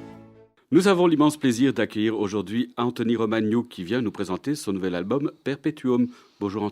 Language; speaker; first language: French; native; French